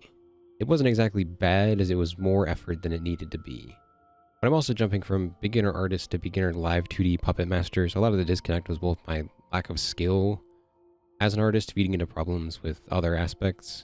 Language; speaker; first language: English; native; English